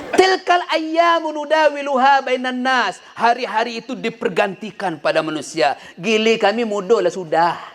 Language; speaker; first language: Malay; non-native, local second language; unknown